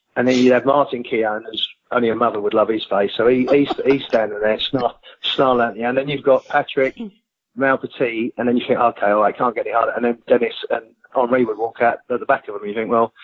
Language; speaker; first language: English; native; English